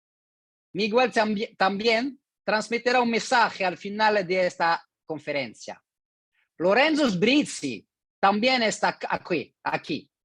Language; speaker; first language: Spanish; non-native, learner; French